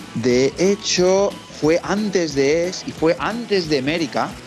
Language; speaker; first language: Spanish; native; Spanish